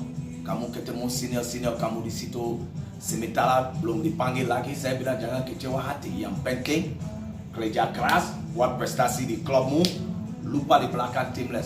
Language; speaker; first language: Indonesian; non-native, fluent; English